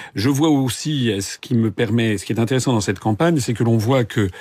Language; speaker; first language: French; native; French